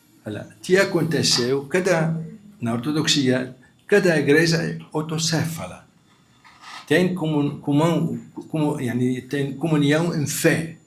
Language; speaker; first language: Portuguese; non-native, fluent; Arabic